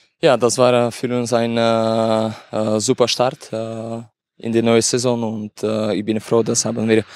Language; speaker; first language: German; non-native, learner; Slovak